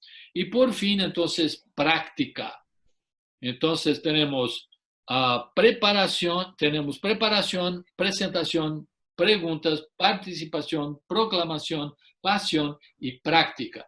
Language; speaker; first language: Spanish; non-native, fluent; English